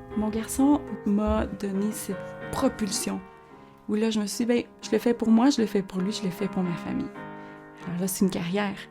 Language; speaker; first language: French; early bilingual, other home language; Spanish